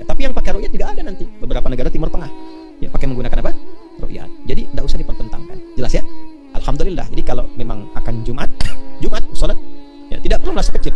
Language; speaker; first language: Indonesian; native; Indonesian